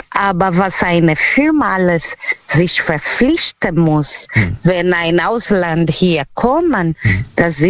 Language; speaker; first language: German; non-native, learner; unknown